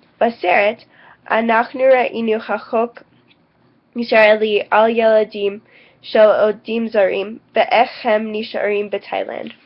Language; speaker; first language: Hebrew; non-native, learner; English